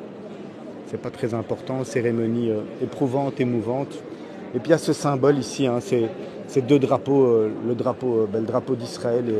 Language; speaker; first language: French; native; French